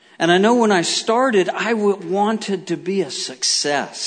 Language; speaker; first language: English; native; English